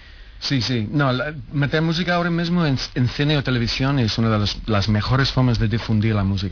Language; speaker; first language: Spanish; non-native, fluent; English